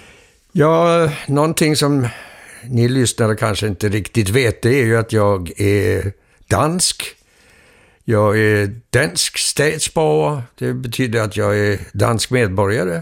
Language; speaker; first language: Swedish; early bilingual, heritage; Danish